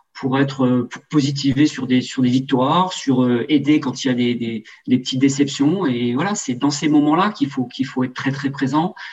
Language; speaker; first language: French; native; French